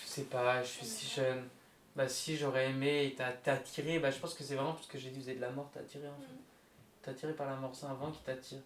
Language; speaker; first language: French; native; French